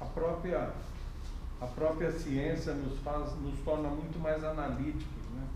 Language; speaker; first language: Portuguese; native; Portuguese